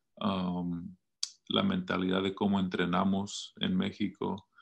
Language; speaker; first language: Spanish; early bilingual, heritage; Spanish